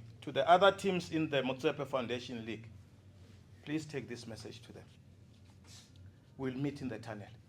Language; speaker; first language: English; non-native, local second language; Zulu